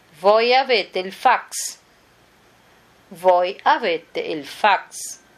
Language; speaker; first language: Italian; non-native, fluent; Portuguese